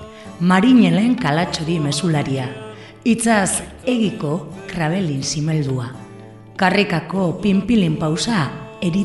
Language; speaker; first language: Basque; native; Basque